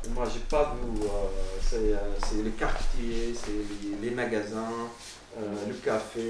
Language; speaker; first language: French; non-native, learner; Arabic